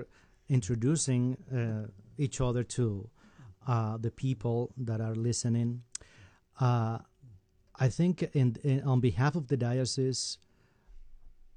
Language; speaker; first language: English; non-native, fluent; Spanish